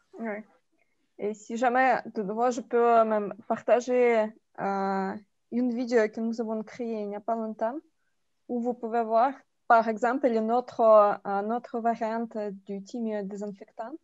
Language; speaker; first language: French; non-native, fluent; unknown